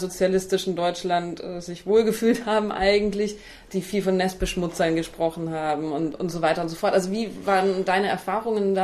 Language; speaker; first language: German; native; German